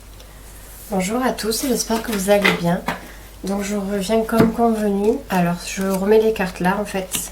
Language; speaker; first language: French; native; French